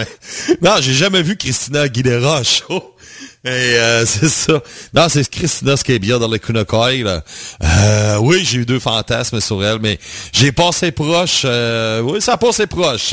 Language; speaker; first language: French; native; French